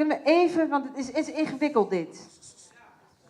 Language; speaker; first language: Dutch; native; Dutch